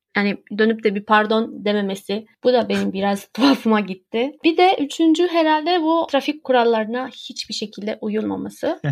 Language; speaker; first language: Turkish; early bilingual, heritage; Turkish